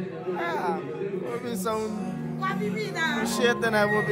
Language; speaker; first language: Dutch; non-native, local second language; Papiamento